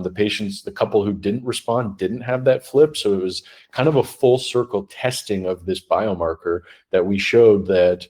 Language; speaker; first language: English; native; English